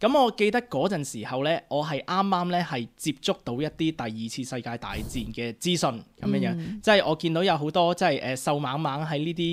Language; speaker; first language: Cantonese; native; Cantonese